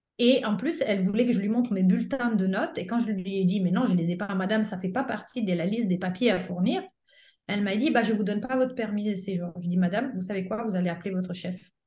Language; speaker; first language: French; non-native, fluent; Italian